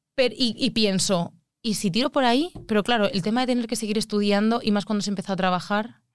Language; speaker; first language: Spanish; native; Spanish